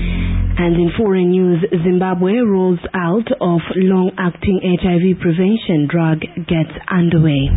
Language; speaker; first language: English; non-native, local second language; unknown